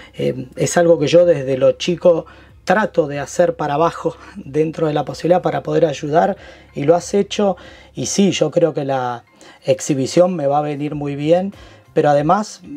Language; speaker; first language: Spanish; native; Spanish